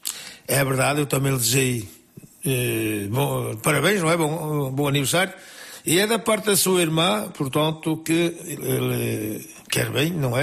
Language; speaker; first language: Portuguese; native; Portuguese